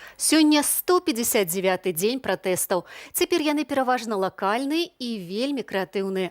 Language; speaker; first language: Belarusian; native; Belarusian